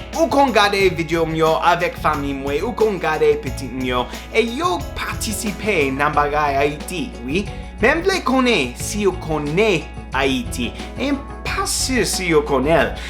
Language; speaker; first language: Haitian Creole; non-native, fluent; English